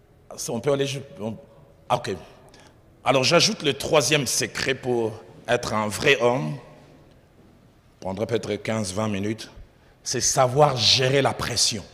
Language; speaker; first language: French; non-native, local second language; Lingala